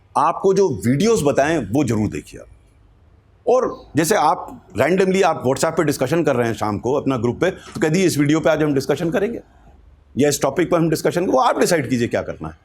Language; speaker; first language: Hindi; native; Hindi